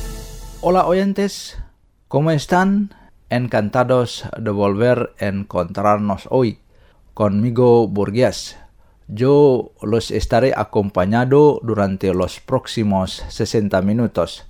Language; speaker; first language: Spanish; non-native, fluent; Indonesian